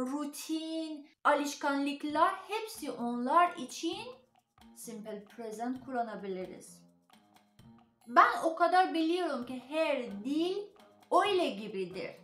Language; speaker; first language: Turkish; non-native, learner; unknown